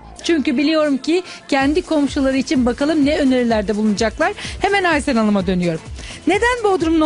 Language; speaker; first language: Turkish; native; Turkish